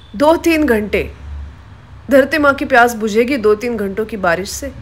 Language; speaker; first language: Hindi; non-native, local second language; Marathi